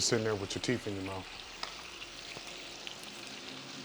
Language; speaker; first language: English; native; English